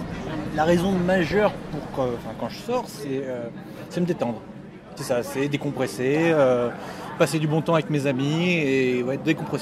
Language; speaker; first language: French; native; French